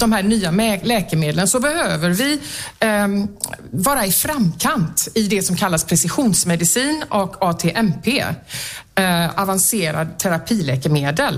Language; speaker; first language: Swedish; native; Swedish